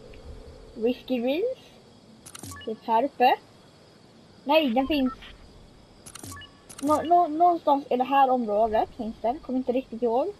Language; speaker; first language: Swedish; native; Swedish